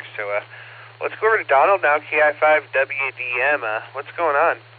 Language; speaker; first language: English; native; English